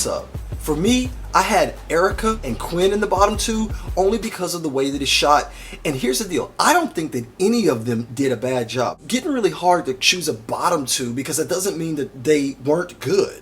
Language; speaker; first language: English; native; English